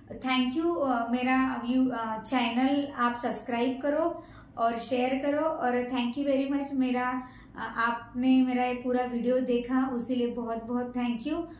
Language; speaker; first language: Hindi; non-native, local second language; Marathi